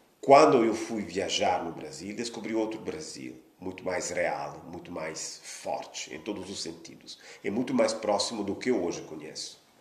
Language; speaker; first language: Portuguese; non-native, fluent; Italian